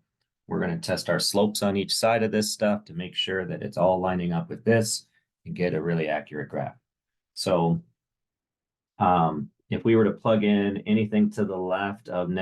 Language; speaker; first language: English; native; English